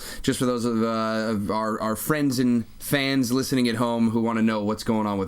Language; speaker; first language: English; native; English